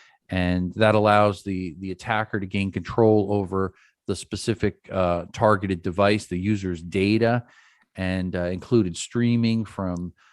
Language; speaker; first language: English; native; English